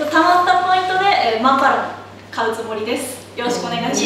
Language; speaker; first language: Japanese; native; Japanese